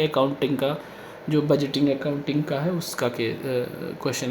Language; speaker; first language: Hindi; native; Hindi